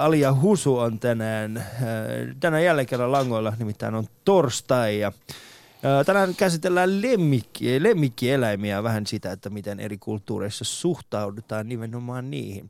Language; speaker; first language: Finnish; early bilingual, other home language; Persian